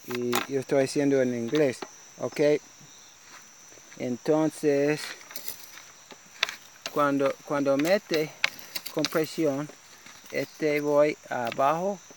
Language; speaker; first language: Spanish; non-native, learner; English